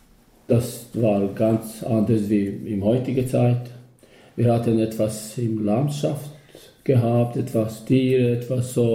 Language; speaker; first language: German; non-native, learner; Albanian